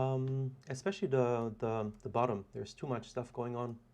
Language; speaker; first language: English; non-native, fluent; German